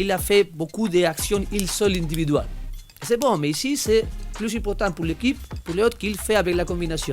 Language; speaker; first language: French; non-native, learner; Spanish